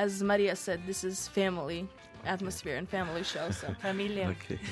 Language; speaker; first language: English; non-native, fluent; Croatian